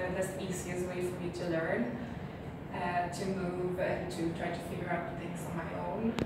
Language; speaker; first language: English; non-native, fluent; Swedish